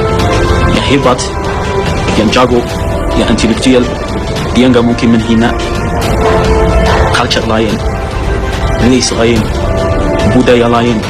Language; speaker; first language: Indonesian; non-native, fluent; Arabic